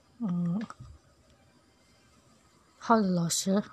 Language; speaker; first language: Chinese; non-native, learner; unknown